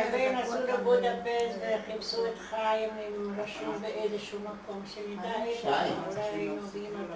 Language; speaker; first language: Hebrew; non-native, fluent; Hungarian